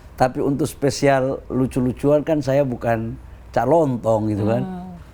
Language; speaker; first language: Indonesian; native; Indonesian